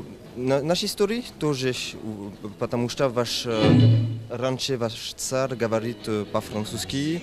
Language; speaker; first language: Russian; non-native, learner; French